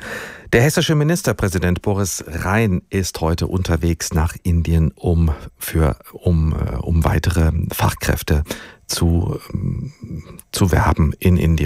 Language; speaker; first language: German; native; German